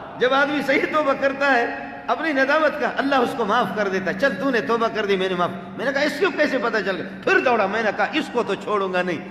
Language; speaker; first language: Urdu; non-native, local second language; Baluchi